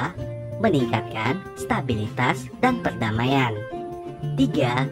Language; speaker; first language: Indonesian; native; Indonesian